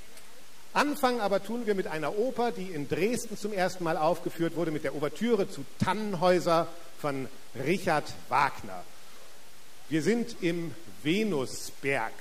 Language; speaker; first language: German; native; German